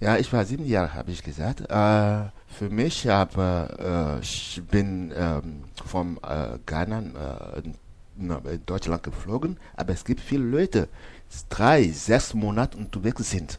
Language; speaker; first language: German; non-native, learner; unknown